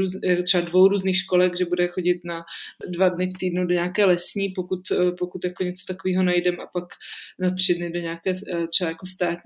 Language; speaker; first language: Czech; native; Czech